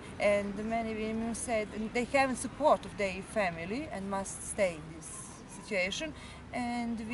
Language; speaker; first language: English; non-native, learner; Serbian